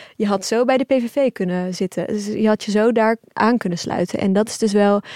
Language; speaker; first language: Dutch; early bilingual, other home language; Turkish